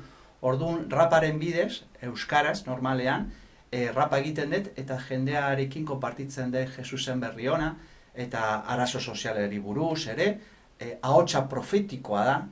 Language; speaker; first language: Basque; non-native, fluent; Spanish